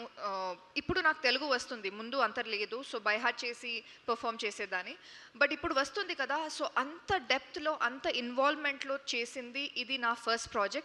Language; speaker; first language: Telugu; non-native, local second language; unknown